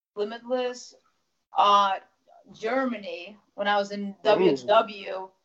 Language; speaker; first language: English; early bilingual, other home language; Russian